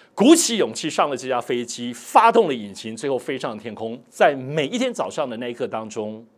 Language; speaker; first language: Chinese; native; Chinese